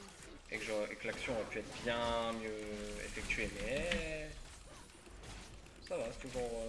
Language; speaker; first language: French; native; French